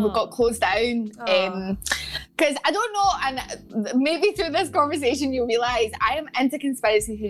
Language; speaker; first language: English; native; English